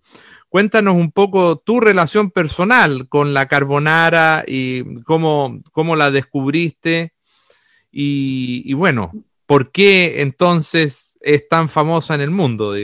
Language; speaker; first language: Spanish; native; Spanish